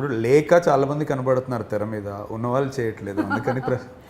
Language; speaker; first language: Telugu; native; Telugu